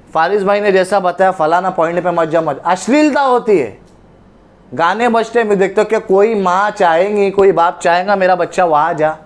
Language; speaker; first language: Hindi; non-native, local second language; Urdu